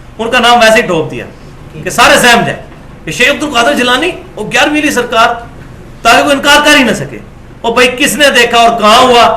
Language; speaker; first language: Urdu; non-native, local second language; Punjabi